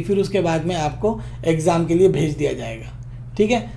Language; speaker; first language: Hindi; non-native, local second language; Urdu